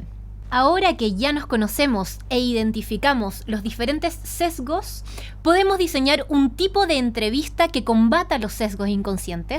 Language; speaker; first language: Spanish; native; Spanish